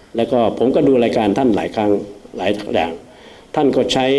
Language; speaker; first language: Thai; native; Thai